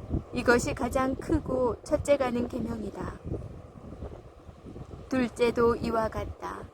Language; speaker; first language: Korean; native; Korean